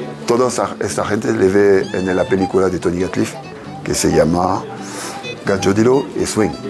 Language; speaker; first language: Spanish; non-native, learner; French